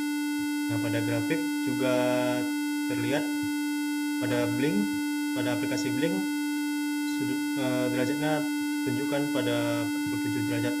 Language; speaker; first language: Indonesian; native; Indonesian